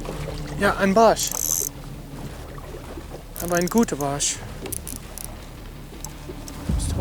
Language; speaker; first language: German; non-native, learner; Dutch